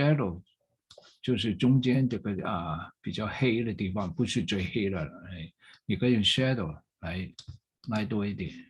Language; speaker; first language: Chinese; non-native, fluent; English